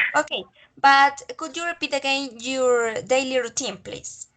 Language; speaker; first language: English; non-native, learner; Spanish